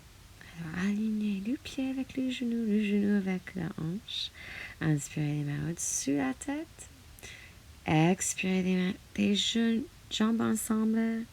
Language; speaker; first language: French; non-native, fluent; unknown